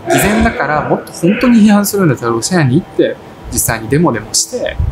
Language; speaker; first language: Japanese; early bilingual, other home language; Russian